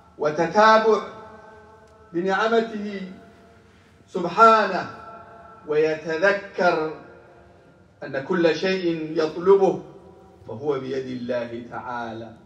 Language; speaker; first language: Arabic; non-native, local second language; Somali